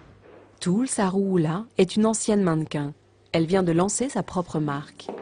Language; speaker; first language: French; native; French